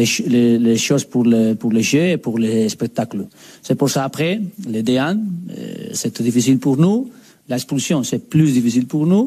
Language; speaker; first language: French; non-native, learner; Spanish